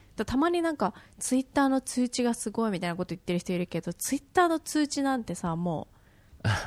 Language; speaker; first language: Japanese; native; Japanese